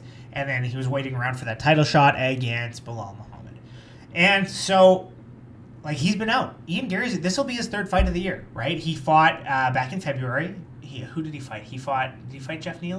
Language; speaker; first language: English; native; English